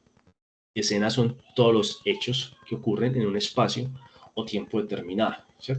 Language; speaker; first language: Spanish; native; Spanish